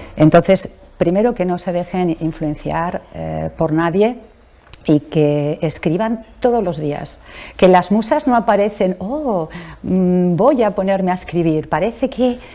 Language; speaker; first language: Spanish; native; Spanish